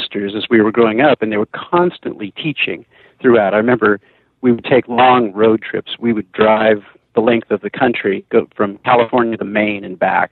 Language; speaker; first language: English; native; English